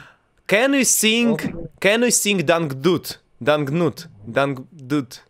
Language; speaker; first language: English; non-native, learner; Russian